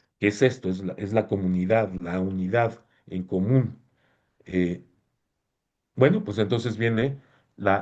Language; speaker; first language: Spanish; native; Spanish